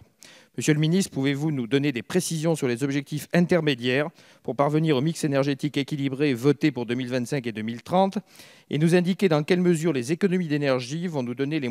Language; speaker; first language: French; native; French